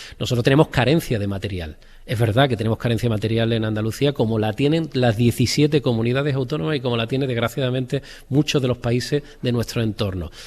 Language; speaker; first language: Spanish; native; Spanish